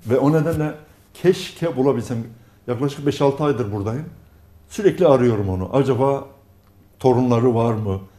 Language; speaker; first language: Turkish; non-native, local second language; Arabic